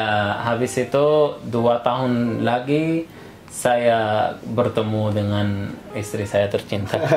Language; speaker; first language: Indonesian; non-native, fluent; Arabic